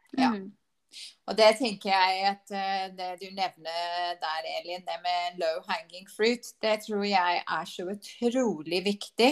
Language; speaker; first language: Swedish; non-native, fluent; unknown